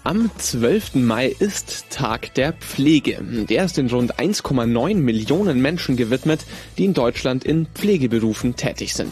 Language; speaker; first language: German; native; German